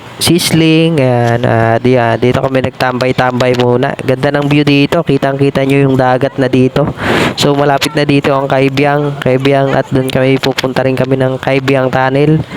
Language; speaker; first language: Filipino; native; Filipino